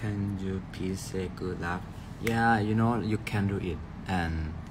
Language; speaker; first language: English; non-native, learner; Thai